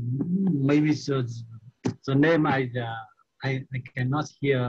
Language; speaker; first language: English; non-native, learner; Vietnamese